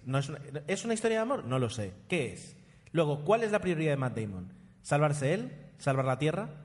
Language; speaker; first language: Spanish; non-native, fluent; Italian